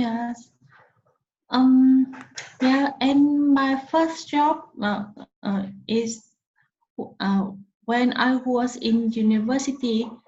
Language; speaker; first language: English; non-native, learner; Vietnamese